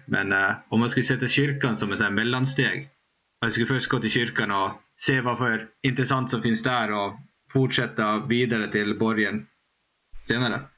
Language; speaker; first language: Swedish; native; Swedish